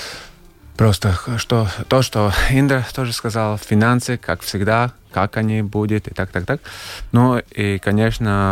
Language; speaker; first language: Russian; non-native, local second language; Latvian